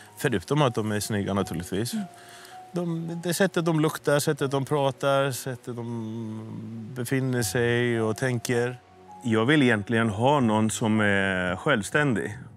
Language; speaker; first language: Swedish; early bilingual, heritage; Swedish